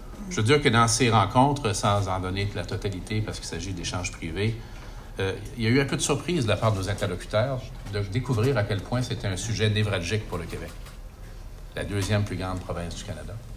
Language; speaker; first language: French; native; French